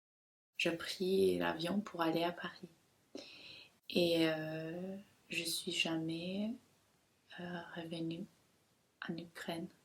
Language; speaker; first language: French; non-native, fluent; Ukrainian